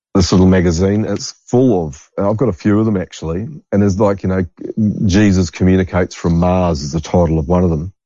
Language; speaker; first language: English; native; English